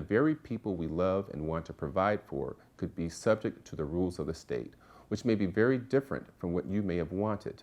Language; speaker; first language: English; native; English